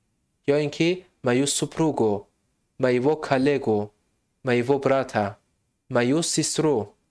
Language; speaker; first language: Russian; non-native, fluent; Tajik